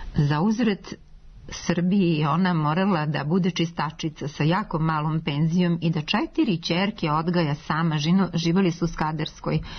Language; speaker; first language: Serbian; native; Serbian